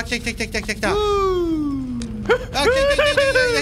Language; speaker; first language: Japanese; native; Japanese